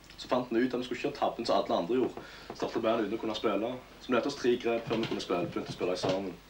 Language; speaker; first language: Norwegian; native; Norwegian